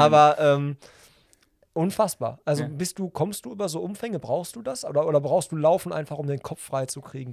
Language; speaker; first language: German; native; German